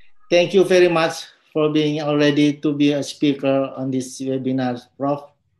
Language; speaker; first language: English; non-native, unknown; Indonesian